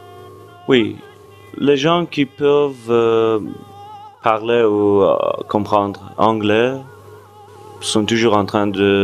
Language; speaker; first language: French; non-native, fluent; Persian